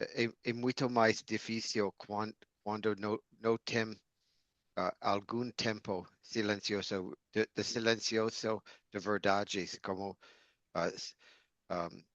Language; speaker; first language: Portuguese; non-native, learner; English